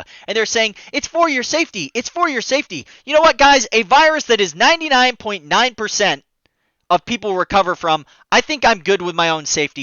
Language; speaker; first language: English; native; English